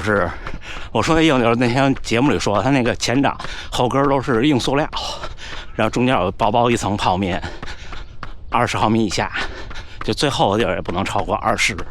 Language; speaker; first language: Chinese; native; Chinese